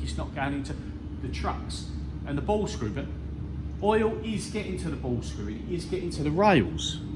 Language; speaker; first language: English; native; English